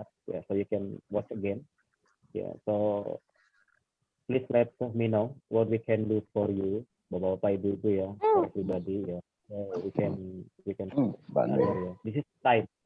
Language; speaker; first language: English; non-native, fluent; Indonesian